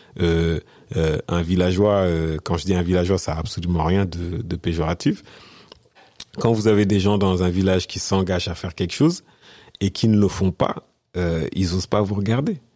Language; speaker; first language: French; early bilingual, other home language; Wolof